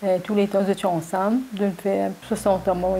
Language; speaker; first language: French; non-native, learner; Morisyen